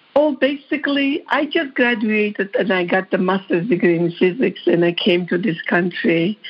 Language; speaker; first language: English; non-native, fluent; Georgian